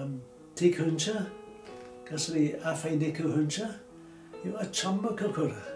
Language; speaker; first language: Nepali; non-native, fluent; English